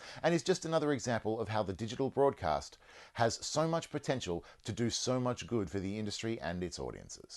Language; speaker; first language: English; native; English